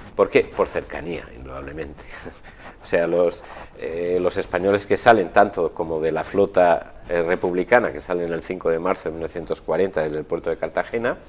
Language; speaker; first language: Spanish; native; Spanish